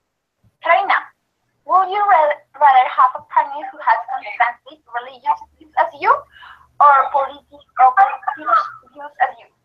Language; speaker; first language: English; non-native, learner; Spanish